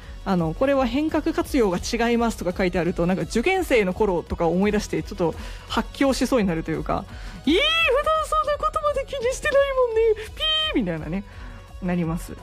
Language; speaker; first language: Japanese; native; Japanese